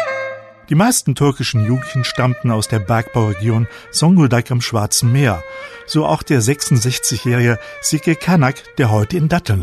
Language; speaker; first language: German; native; German